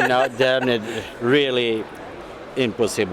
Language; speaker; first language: English; non-native, fluent; French